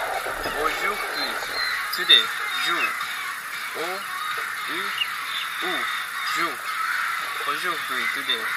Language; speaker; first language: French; non-native, fluent; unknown